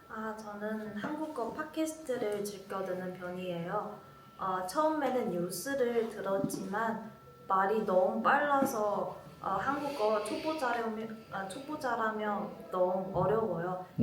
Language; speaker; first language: Korean; non-native, learner; Chinese